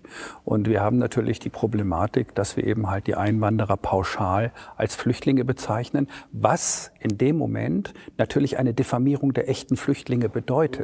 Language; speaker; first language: German; native; German